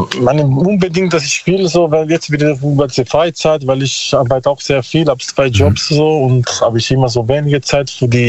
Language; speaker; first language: German; non-native, learner; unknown